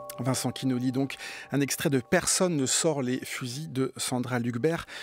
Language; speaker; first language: French; native; French